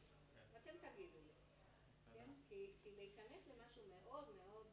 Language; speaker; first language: Hebrew; native; Hebrew